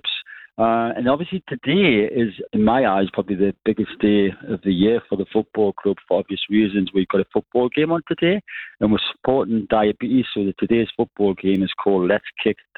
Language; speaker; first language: English; native; English